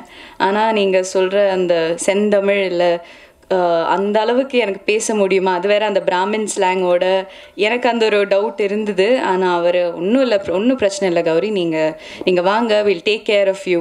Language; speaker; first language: Tamil; non-native, local second language; Malayalam